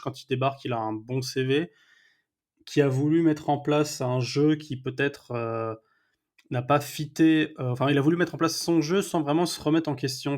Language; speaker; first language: French; native; French